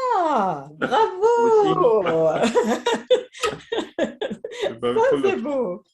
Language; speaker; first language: French; non-native, fluent; Swedish